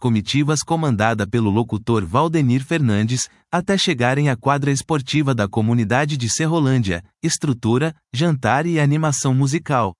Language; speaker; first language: Portuguese; native; Portuguese